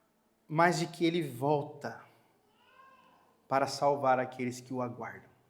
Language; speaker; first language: Portuguese; native; Portuguese